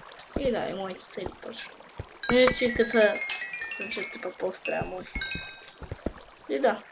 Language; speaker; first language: Bulgarian; native; Bulgarian